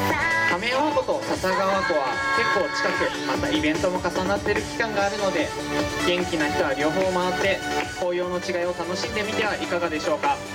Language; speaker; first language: Japanese; native; Japanese